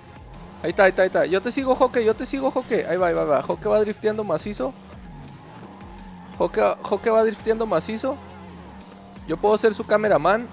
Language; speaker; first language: Spanish; native; Spanish